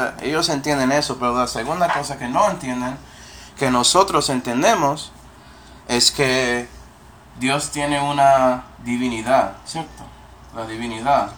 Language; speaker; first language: Spanish; non-native, fluent; English